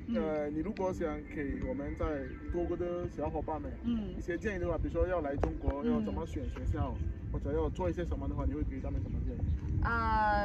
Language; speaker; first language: Chinese; non-native, fluent; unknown